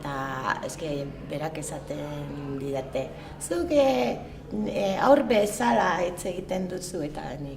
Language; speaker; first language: Basque; non-native, learner; French